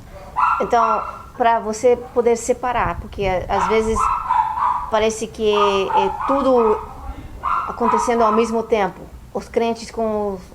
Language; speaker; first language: Portuguese; non-native, fluent; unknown